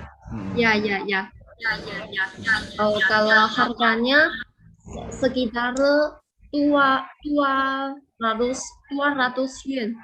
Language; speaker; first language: Indonesian; non-native, fluent; Chinese